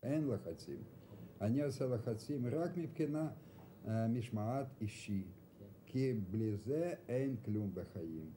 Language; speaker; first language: Hebrew; non-native, learner; Russian